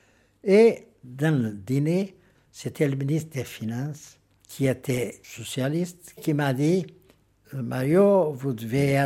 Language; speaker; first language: French; non-native, fluent; Portuguese